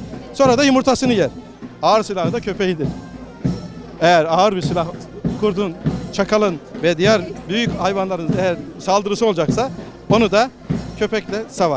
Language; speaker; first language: Turkish; native; Turkish